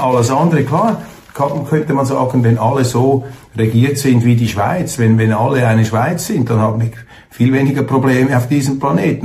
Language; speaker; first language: German; native; German